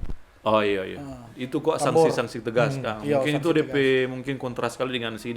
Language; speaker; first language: Indonesian; non-native, local second language; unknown